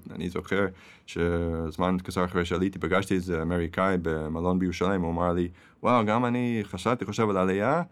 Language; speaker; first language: Hebrew; non-native, fluent; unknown